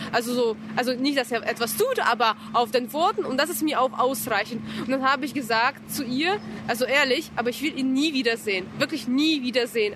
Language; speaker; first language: German; non-native, fluent; Russian